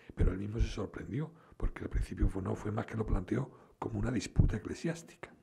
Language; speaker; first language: Spanish; native; Spanish